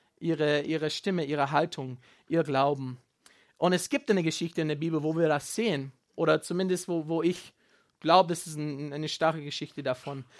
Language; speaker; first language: German; non-native, fluent; Afrikaans